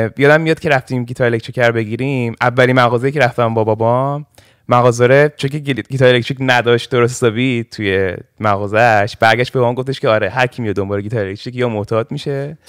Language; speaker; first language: Persian; early bilingual, heritage; Persian